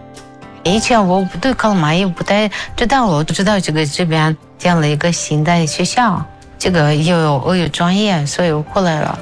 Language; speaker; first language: Chinese; non-native, fluent; Russian